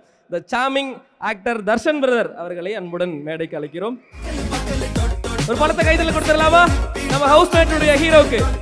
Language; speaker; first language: Tamil; native; Tamil